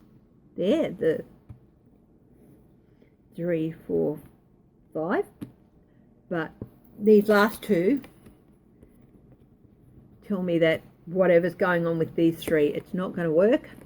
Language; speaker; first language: English; native; English